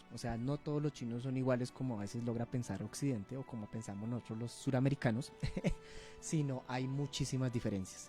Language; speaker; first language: Spanish; native; Spanish